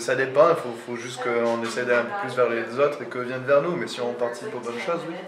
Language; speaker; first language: French; native; French